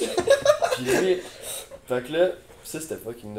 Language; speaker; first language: French; native; French